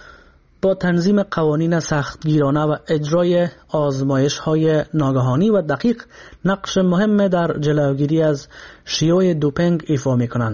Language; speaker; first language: Persian; native; Persian